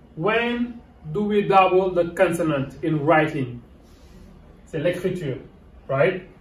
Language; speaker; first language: English; non-native, fluent; Wolof